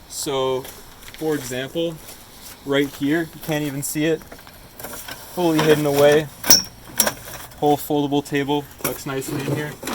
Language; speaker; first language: English; native; English